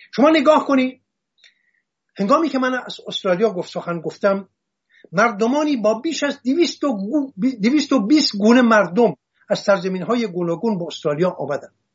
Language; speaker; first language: Persian; non-native, local second language; Assyrian Neo-Aramaic